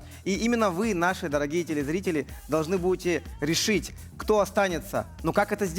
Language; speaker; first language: Russian; native; Russian